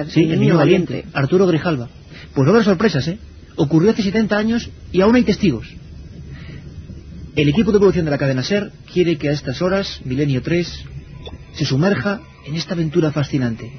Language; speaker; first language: Spanish; native; Spanish